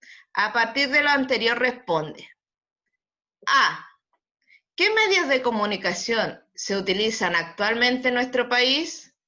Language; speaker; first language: Spanish; native; Spanish